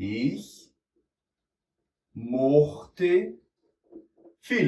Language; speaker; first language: German; non-native, fluent; Portuguese